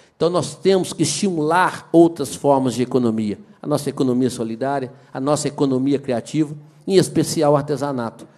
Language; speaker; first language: Portuguese; native; Portuguese